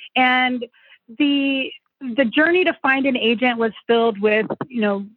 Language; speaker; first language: English; native; English